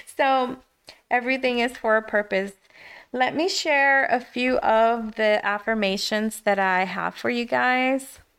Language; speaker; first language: English; early bilingual, other home language; Spanish